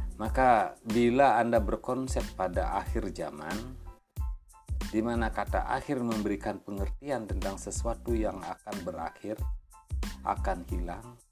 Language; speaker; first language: Indonesian; native; Indonesian